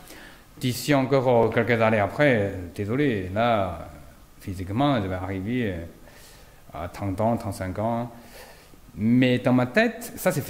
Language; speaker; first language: French; non-native, fluent; Chinese